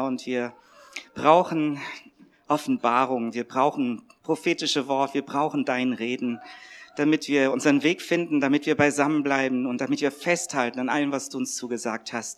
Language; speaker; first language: German; native; German